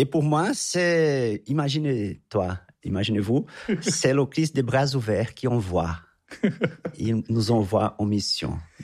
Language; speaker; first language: French; non-native, fluent; Portuguese